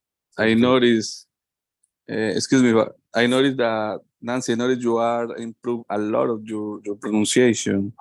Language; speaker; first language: English; non-native, learner; Spanish